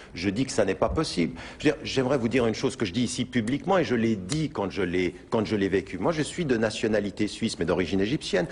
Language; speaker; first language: French; early bilingual, other home language; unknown